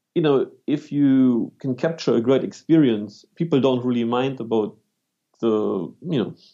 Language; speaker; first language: English; non-native, fluent; German